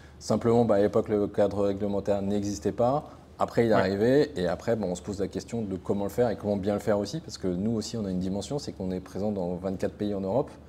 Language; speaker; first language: French; native; French